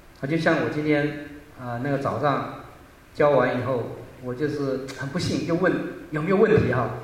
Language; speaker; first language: Chinese; non-native, local second language; Hakka Chinese